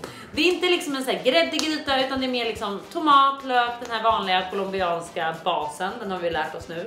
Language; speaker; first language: Swedish; native; Swedish